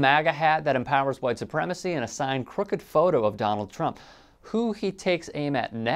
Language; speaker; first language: English; native; English